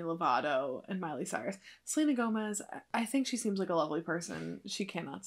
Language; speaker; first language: English; native; English